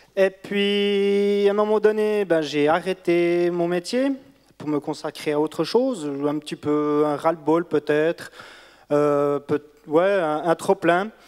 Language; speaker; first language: French; native; French